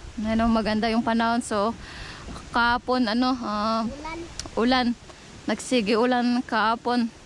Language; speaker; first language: Filipino; native; Filipino